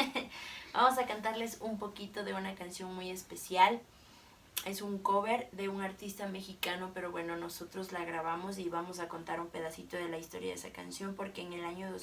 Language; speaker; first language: Spanish; native; Spanish